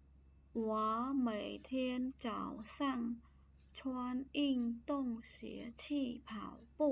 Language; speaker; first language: Chinese; non-native, fluent; Khmer